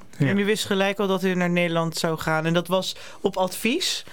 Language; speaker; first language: Dutch; native; Dutch